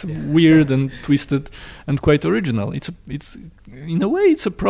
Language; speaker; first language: English; non-native, fluent; Polish